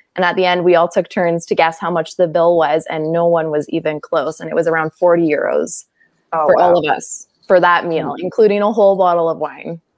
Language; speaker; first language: English; native; English